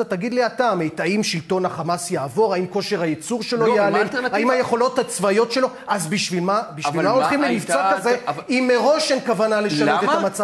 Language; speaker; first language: Hebrew; native; Hebrew